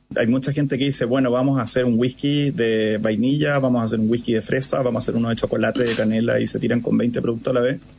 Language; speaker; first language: Spanish; native; Spanish